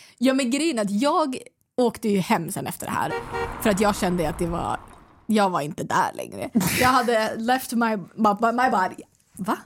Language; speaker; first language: Swedish; native; Swedish